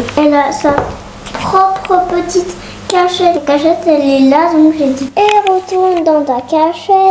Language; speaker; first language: French; native; French